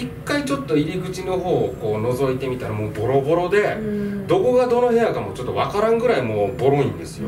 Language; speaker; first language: Japanese; native; Japanese